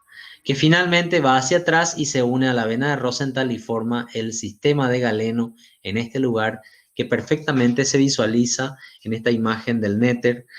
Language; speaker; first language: Spanish; native; Spanish